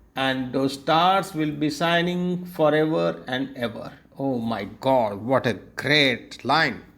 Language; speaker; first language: English; non-native, local second language; Gujarati